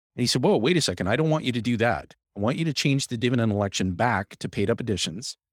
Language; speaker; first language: English; native; English